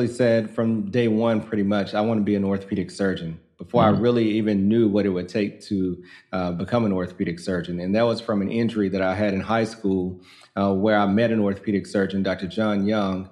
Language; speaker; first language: English; native; English